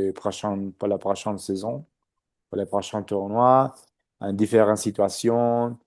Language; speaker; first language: French; non-native, learner; Spanish